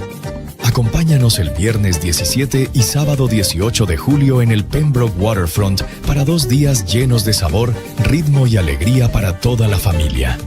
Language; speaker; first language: Spanish; native; Spanish